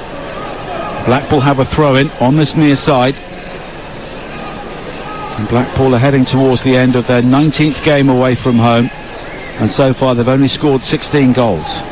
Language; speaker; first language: English; native; English